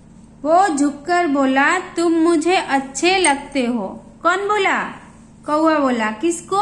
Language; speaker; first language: Hindi; non-native, local second language; Odia